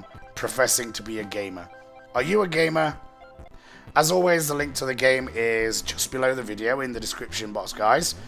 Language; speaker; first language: English; native; English